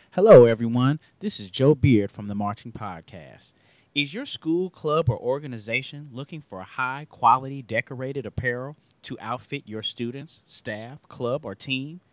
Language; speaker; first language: English; native; English